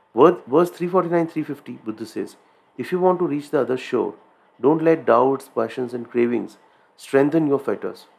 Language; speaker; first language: English; non-native, local second language; Hindi